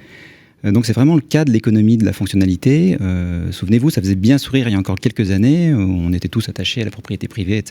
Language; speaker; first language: French; native; French